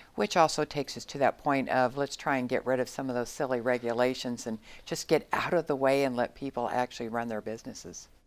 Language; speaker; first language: English; native; English